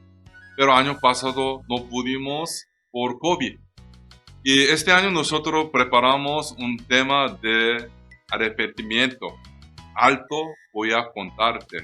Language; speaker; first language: Spanish; non-native, learner; Korean